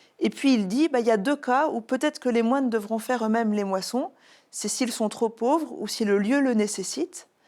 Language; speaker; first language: French; native; French